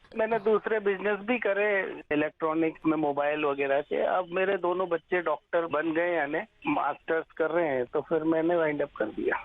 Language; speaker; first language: Hindi; native; Hindi